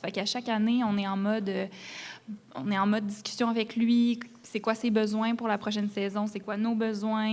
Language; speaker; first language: French; native; French